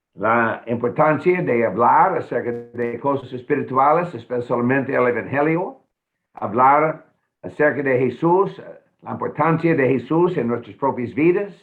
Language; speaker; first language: Spanish; non-native, fluent; English